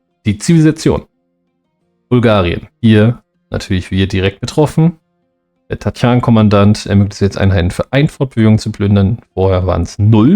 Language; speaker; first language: German; native; German